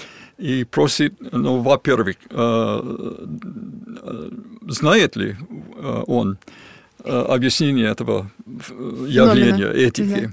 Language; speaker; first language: Russian; non-native, fluent; English